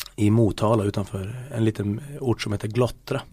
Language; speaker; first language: Swedish; native; Swedish